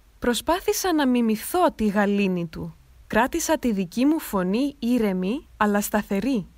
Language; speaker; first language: Greek; native; Greek